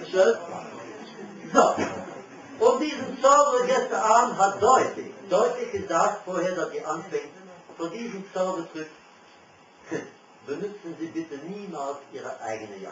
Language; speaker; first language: German; non-native, fluent; French